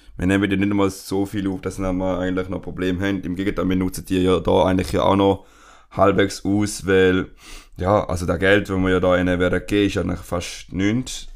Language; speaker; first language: German; non-native, fluent; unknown